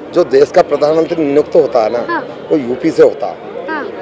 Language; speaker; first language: Hindi; native; Hindi